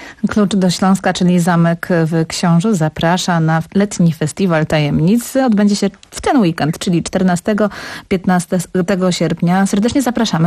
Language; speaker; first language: Polish; native; Polish